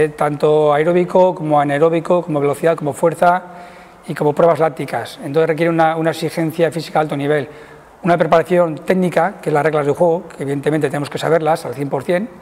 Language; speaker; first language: Spanish; native; Spanish